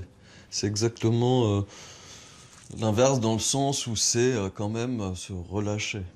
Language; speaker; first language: French; native; French